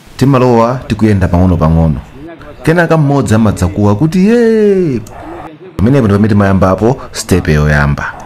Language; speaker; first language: Nyanja; non-native, local second language; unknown